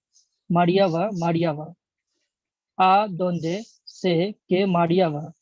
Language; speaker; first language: Spanish; non-native, learner; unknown